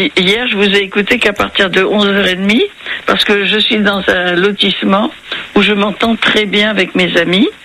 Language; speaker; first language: French; native; French